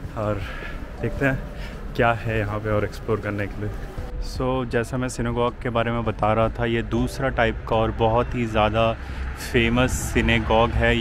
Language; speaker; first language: Hindi; native; Hindi